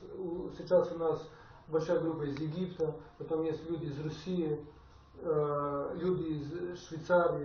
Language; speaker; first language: Russian; non-native, fluent; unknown